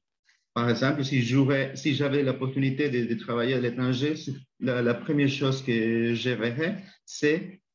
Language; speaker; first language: French; non-native, learner; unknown